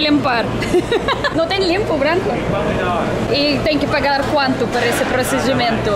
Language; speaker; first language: Portuguese; non-native, fluent; Russian